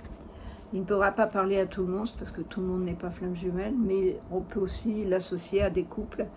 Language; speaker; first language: French; native; French